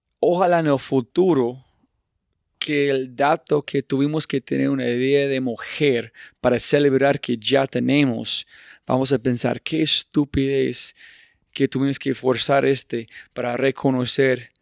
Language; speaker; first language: Spanish; non-native, fluent; English